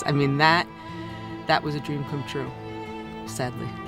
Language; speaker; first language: English; native; English